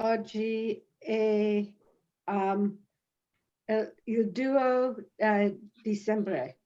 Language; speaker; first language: Italian; non-native, learner; English